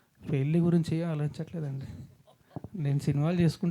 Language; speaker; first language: Telugu; native; Telugu